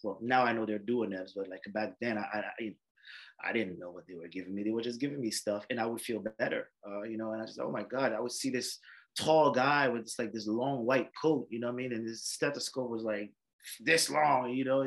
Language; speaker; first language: English; non-native, fluent; French